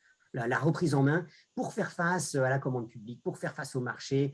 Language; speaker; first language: French; native; French